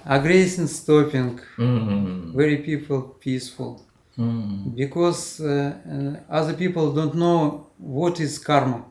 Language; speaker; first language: English; non-native, learner; Russian